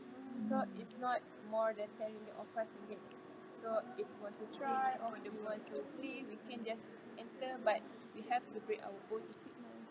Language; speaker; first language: English; non-native, local second language; Malay